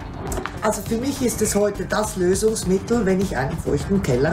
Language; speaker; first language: German; native; German